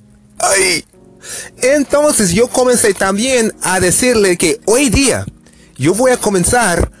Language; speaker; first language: Spanish; non-native, fluent; English